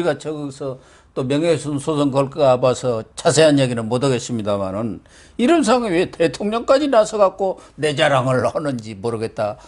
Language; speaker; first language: Korean; native; Korean